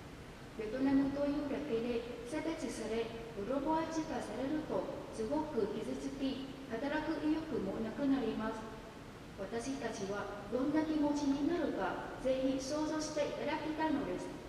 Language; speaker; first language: Japanese; non-native, fluent; Vietnamese